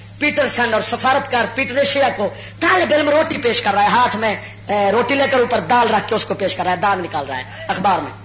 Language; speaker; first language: Urdu; non-native, local second language; Punjabi